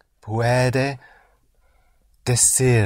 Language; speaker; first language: Spanish; non-native, learner; English